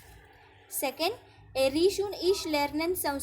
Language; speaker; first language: German; non-native, fluent; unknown